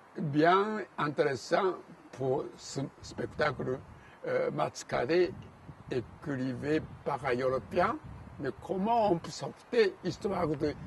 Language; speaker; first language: French; non-native, learner; Japanese